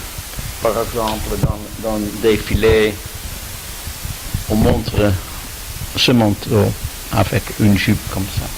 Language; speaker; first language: French; non-native, learner; Dutch